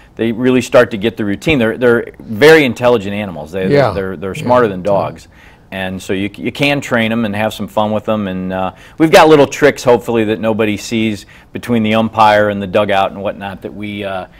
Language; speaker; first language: English; native; English